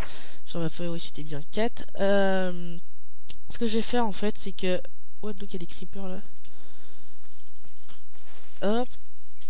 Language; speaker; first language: French; native; French